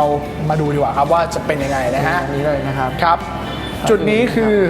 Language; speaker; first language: Thai; native; Thai